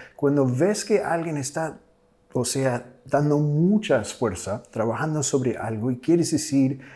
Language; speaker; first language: Spanish; non-native, fluent; English